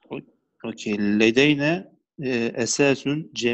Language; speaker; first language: Arabic; non-native, learner; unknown